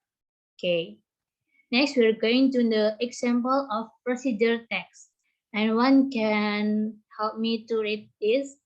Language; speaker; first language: English; non-native, learner; Indonesian